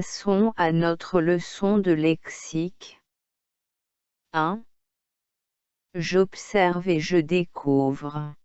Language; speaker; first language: French; non-native, local second language; Arabic